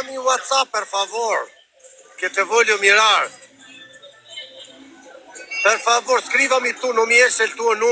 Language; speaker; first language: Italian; non-native, learner; Albanian